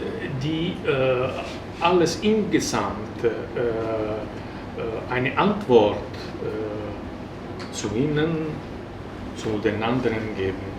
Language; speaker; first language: German; non-native, fluent; Italian